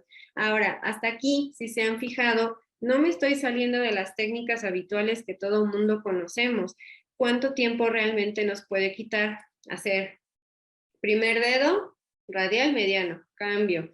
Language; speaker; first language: Spanish; native; Spanish